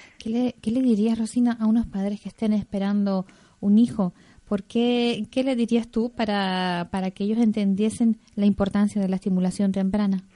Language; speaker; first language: Spanish; native; Spanish